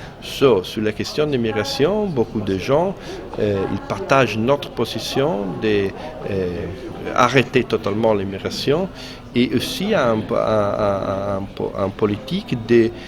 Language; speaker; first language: French; non-native, fluent; Italian